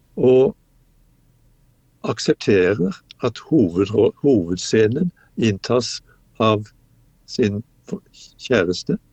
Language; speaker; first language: Norwegian; native; Norwegian